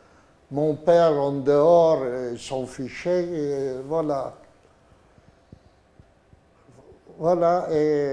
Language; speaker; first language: French; non-native, fluent; Yiddish